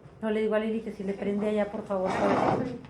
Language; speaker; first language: Spanish; native; Spanish